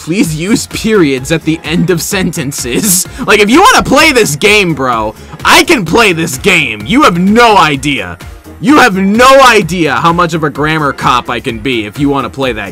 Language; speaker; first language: English; native; English